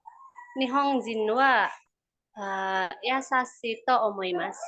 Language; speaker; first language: Japanese; non-native, learner; Indonesian